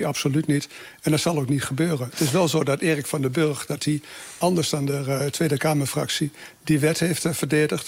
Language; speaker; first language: Dutch; native; Dutch